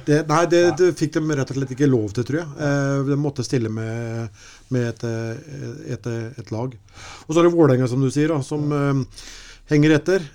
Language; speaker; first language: Norwegian; native; Norwegian